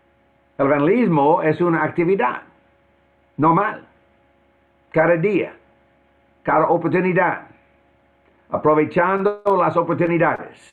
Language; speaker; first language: Spanish; non-native, fluent; English